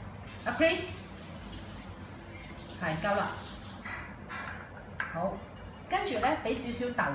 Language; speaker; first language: Cantonese; native; Cantonese